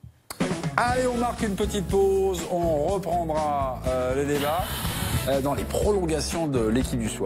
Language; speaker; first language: French; native; French